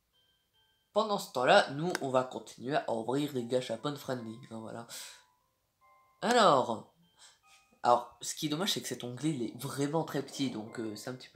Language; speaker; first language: French; native; French